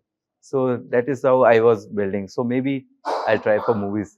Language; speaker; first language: Telugu; non-native, learner; Hindi